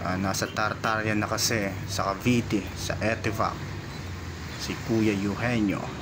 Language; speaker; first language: Filipino; non-native, local second language; Bikol